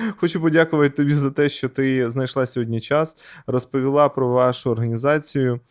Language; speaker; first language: Ukrainian; native; Ukrainian